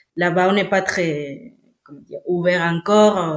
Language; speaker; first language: French; non-native, fluent; Spanish